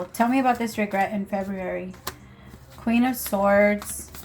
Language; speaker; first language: English; native; English